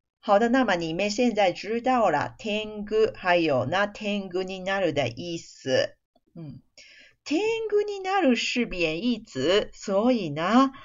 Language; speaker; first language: Chinese; non-native, fluent; Japanese